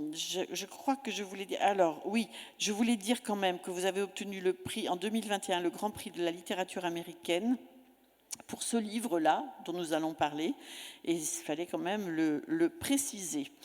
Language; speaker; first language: French; native; French